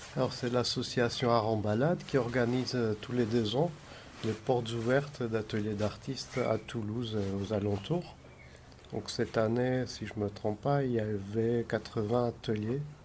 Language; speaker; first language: French; non-native, fluent; Greek